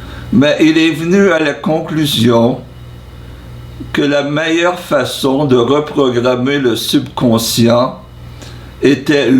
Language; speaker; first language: French; non-native, fluent; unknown